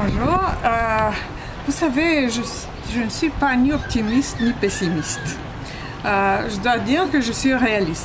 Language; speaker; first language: French; non-native, fluent; Bulgarian